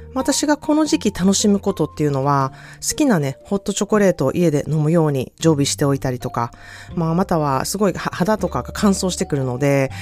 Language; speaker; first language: Japanese; native; Japanese